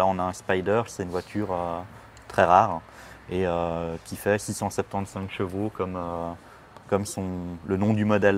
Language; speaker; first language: French; native; French